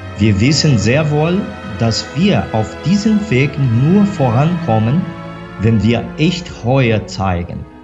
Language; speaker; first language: German; non-native, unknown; Portuguese